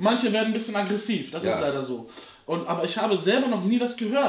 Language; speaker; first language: German; native; German